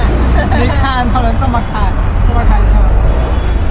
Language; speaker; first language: Chinese; non-native, learner; Bangla